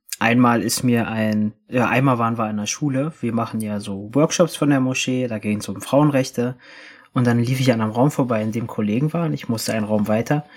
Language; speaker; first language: German; native; German